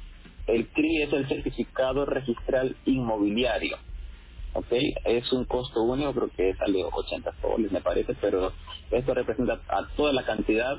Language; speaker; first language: Spanish; native; Spanish